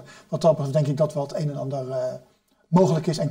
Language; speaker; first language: Dutch; native; Dutch